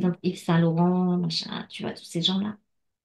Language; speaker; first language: French; native; French